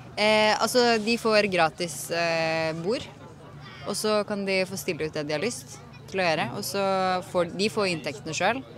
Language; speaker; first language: Norwegian; native; Norwegian